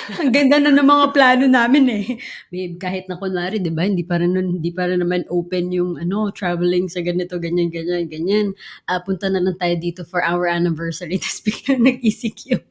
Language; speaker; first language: Filipino; non-native, local second language; Cebuano